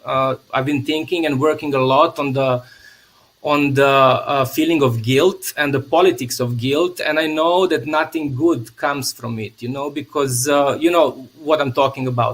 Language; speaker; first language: English; non-native, fluent; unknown